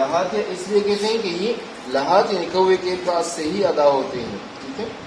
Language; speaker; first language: Urdu; non-native, local second language; Pashto